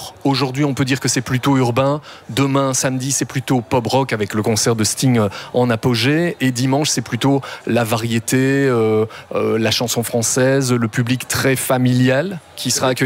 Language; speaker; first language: French; native; French